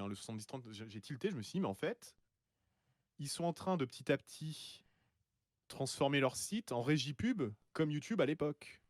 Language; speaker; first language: French; native; French